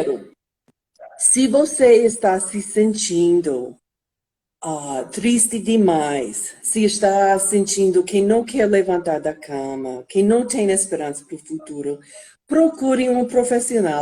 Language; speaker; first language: Portuguese; non-native, fluent; English